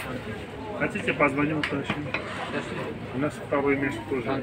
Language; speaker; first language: Russian; non-native, learner; Armenian